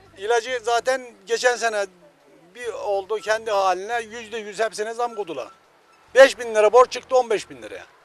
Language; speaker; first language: Turkish; native; Turkish